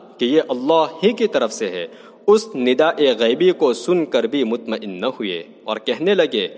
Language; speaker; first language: Urdu; native; Urdu